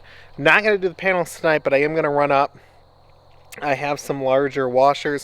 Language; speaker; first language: English; native; English